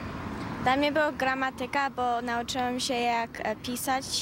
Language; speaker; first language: Polish; early bilingual, heritage; Polish